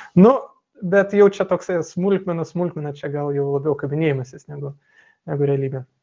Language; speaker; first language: Lithuanian; non-native, local second language; Russian